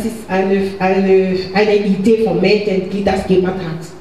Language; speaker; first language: German; non-native, learner; French